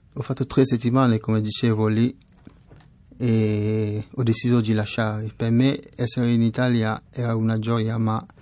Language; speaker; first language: Italian; non-native, fluent; French